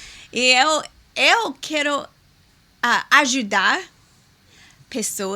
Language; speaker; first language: Portuguese; non-native, learner; English